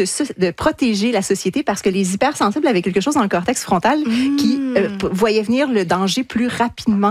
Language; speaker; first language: French; native; French